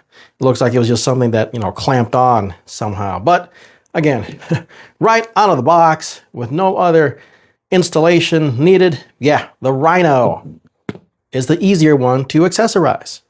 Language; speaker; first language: English; native; English